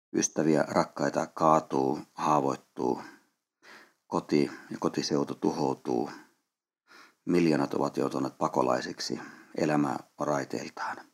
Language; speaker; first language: Finnish; native; Finnish